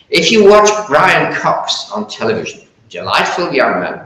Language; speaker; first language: English; native; English